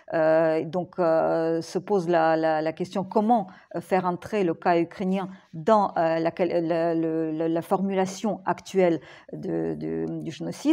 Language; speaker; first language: French; non-native, fluent; Ukrainian